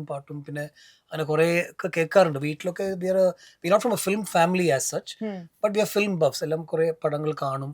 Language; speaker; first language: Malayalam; early bilingual, heritage; Malayalam